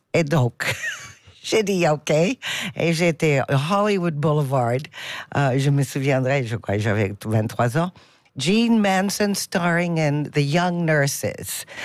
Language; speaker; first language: French; non-native, fluent; English